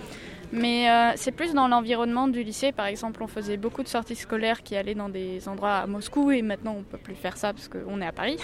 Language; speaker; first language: French; early bilingual, heritage; French